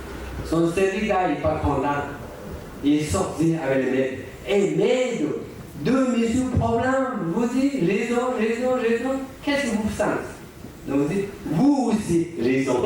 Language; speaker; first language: French; non-native, learner; Tibetan